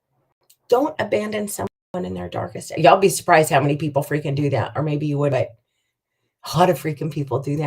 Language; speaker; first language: English; native; English